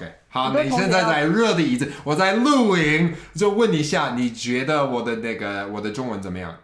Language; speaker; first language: Chinese; non-native, fluent; English